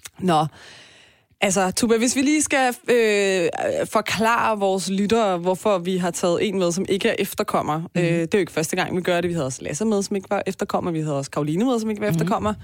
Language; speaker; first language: Danish; early bilingual, other home language; Persian